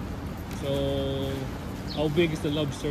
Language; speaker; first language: English; non-native, learner; Filipino